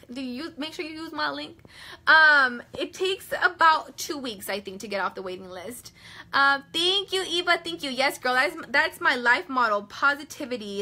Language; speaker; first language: English; native; English